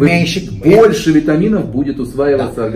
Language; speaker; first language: Russian; native; Russian